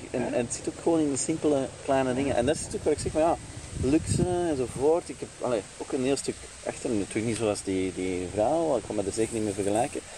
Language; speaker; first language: Dutch; native; Dutch